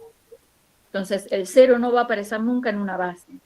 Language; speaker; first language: Spanish; native; Spanish